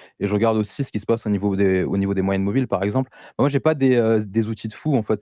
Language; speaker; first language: French; native; French